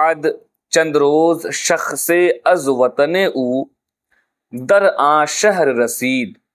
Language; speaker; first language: Persian; non-native, fluent; Urdu